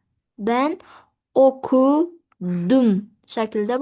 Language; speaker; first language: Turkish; non-native, fluent; Uzbek